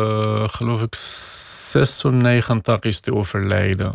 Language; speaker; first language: Dutch; non-native, fluent; Kurdish